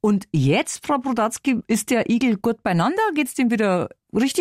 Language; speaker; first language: German; native; German